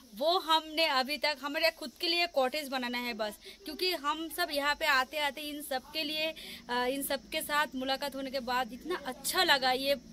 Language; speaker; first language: Hindi; non-native, local second language; Bangla